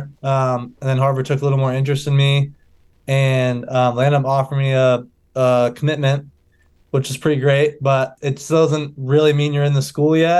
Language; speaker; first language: English; native; English